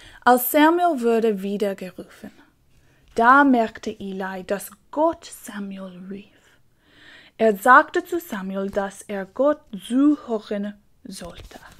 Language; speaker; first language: German; non-native, learner; English